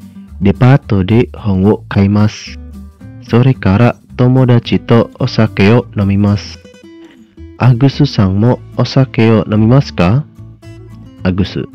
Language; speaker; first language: Japanese; non-native, fluent; Indonesian